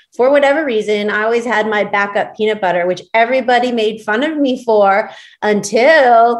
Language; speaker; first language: English; native; English